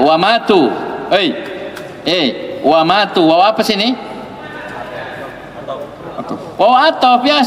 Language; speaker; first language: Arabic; non-native, fluent; Indonesian